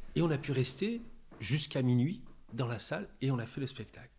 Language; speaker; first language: French; native; French